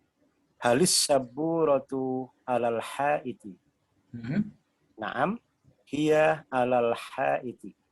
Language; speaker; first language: Arabic; non-native, learner; Indonesian